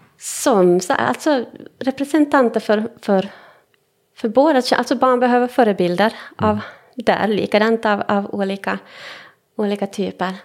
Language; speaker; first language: Swedish; native; Swedish